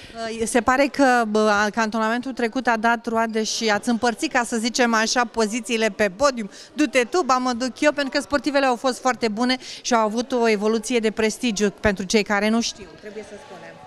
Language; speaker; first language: Romanian; native; Romanian